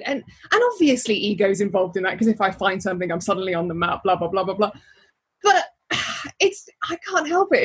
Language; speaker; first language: English; native; English